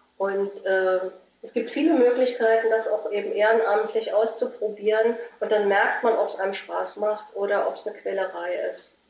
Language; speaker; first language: German; native; German